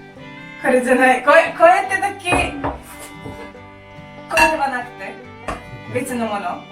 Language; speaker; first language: Japanese; non-native, fluent; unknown